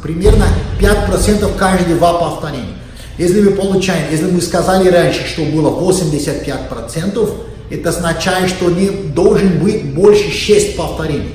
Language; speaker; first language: Russian; non-native, learner; Portuguese